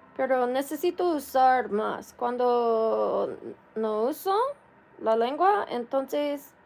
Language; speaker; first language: Spanish; non-native, learner; English